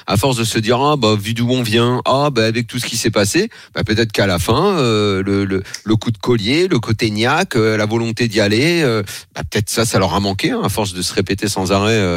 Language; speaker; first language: French; native; French